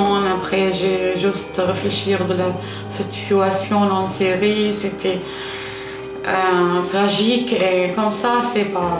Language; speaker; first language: French; non-native, learner; Arabic